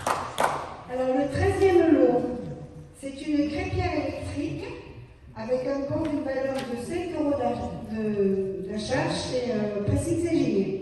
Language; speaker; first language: French; native; French